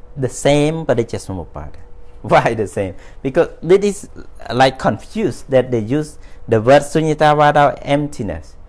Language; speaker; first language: English; non-native, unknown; Khmer